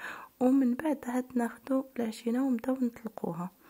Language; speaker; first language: Arabic; native; Arabic